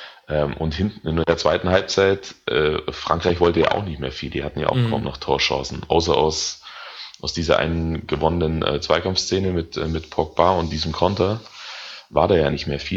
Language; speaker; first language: German; native; German